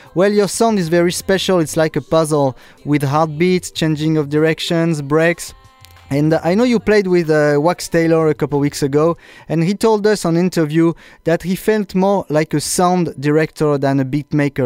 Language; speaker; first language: English; non-native, fluent; French